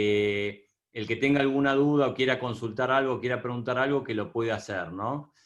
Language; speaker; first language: Spanish; native; Spanish